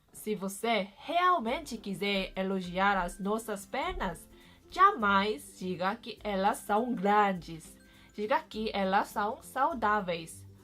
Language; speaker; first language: Portuguese; non-native, fluent; Korean